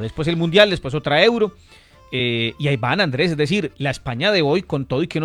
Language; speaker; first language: Spanish; native; Spanish